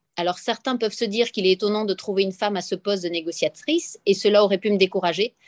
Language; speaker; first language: French; native; French